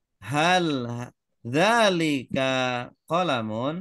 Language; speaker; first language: Arabic; non-native, fluent; Indonesian